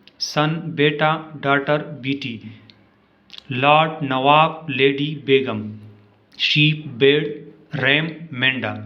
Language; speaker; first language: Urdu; non-native, local second language; Pashto